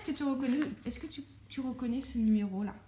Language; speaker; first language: French; native; French